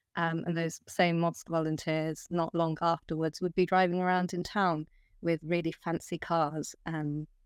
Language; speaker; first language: English; non-native, fluent; Italian